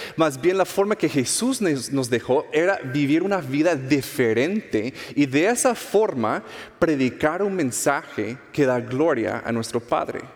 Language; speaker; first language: Spanish; non-native, fluent; English